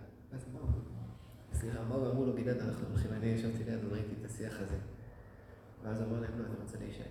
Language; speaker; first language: Hebrew; native; Hebrew